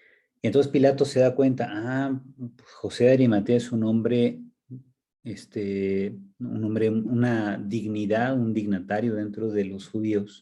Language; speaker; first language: Spanish; native; Spanish